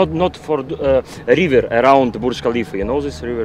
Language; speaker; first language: English; non-native, learner; Russian